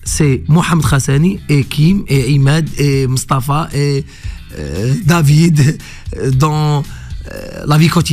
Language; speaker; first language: French; non-native, local second language; Arabic